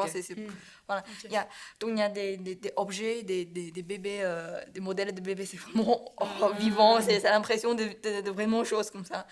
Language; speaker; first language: French; non-native, learner; Chinese